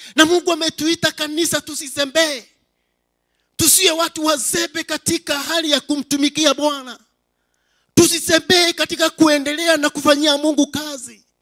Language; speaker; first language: Swahili; non-native, local second language; Kikuyu